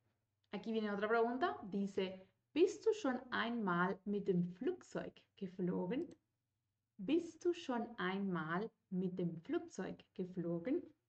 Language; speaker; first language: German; non-native, fluent; Spanish